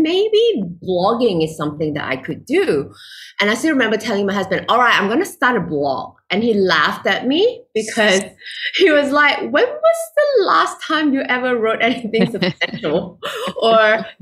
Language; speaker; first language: English; non-native, local second language; Chinese